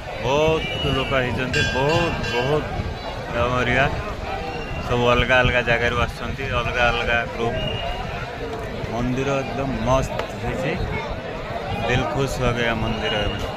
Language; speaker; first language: Hindi; non-native, local second language; Odia